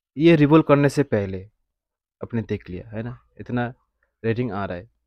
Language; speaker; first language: Hindi; non-native, local second language; Bangla